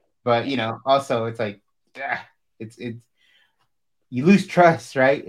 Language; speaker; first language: English; early bilingual, other home language; Spanish